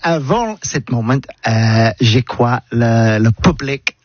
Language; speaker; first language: French; non-native, learner; English